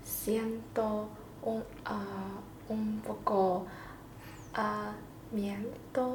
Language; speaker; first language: Spanish; non-native, learner; Chinese